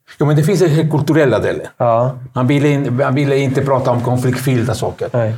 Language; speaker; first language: Swedish; non-native, fluent; Spanish